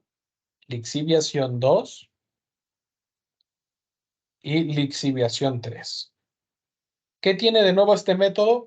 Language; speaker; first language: Spanish; native; Spanish